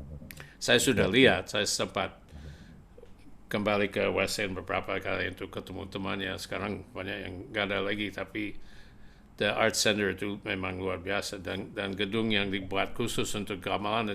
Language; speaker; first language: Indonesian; non-native, fluent; English